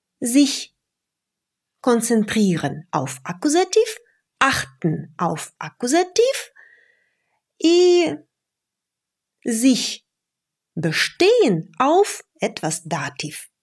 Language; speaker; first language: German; non-native, fluent; Russian